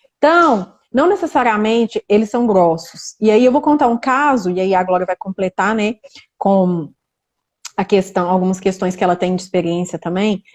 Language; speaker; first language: Portuguese; native; Portuguese